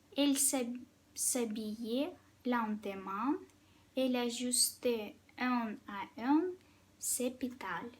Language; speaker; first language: French; non-native, fluent; Russian